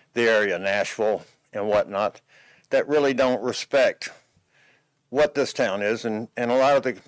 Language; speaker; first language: English; native; English